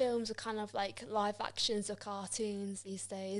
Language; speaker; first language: English; native; English